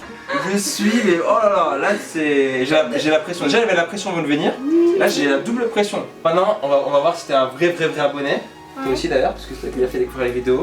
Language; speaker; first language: French; native; French